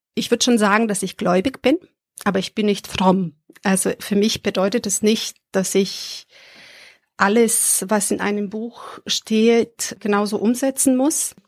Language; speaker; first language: German; early bilingual, other home language; Serbian